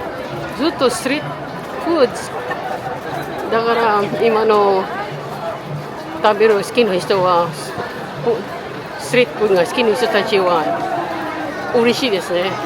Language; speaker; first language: Japanese; non-native, learner; Filipino